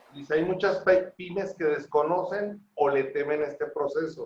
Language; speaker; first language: Spanish; native; Spanish